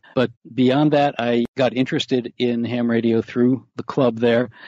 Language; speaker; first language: English; native; English